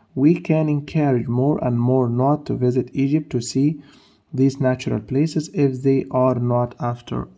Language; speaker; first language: English; non-native, fluent; Arabic